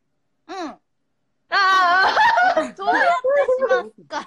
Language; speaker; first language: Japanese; non-native, learner; Korean